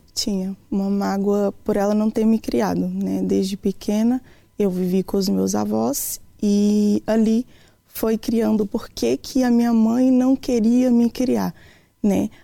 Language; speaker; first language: Portuguese; native; Portuguese